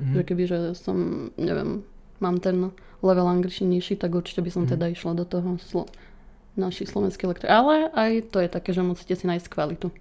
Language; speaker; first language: Slovak; native; Slovak